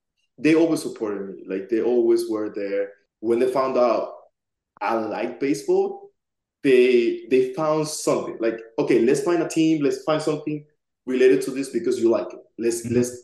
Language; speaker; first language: English; non-native, fluent; Spanish